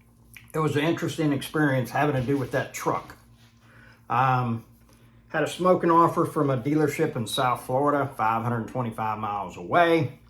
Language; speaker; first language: English; native; English